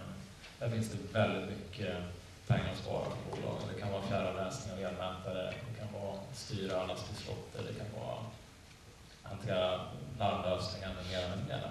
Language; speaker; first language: Swedish; native; Swedish